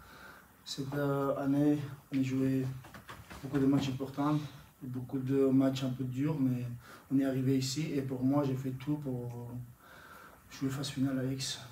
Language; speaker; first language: French; non-native, learner; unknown